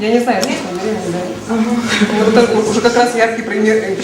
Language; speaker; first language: Russian; native; Russian